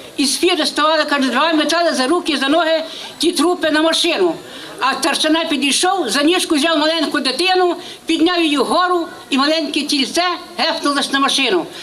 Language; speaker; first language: Ukrainian; native; Ukrainian